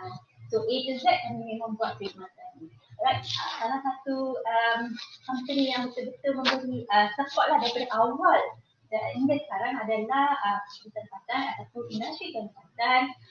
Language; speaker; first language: Malay; native; Malay